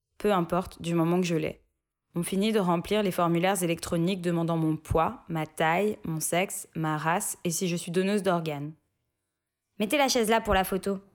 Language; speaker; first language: French; native; French